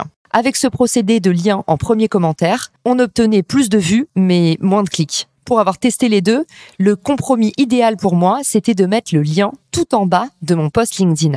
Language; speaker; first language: French; native; French